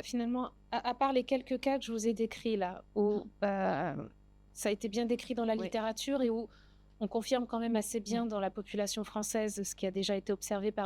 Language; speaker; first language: French; native; French